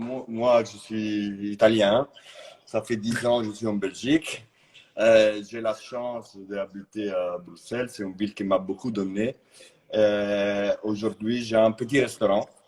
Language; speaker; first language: French; non-native, fluent; Italian